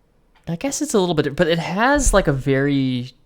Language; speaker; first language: English; native; English